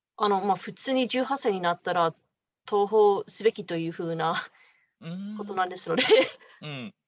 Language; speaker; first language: Japanese; non-native, fluent; English